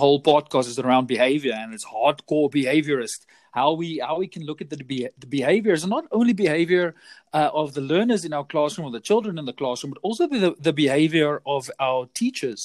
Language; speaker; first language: English; non-native, local second language; Afrikaans